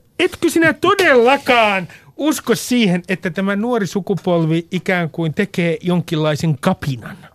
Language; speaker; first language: Finnish; native; Finnish